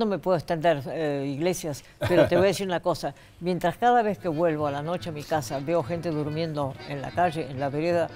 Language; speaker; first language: Spanish; native; Spanish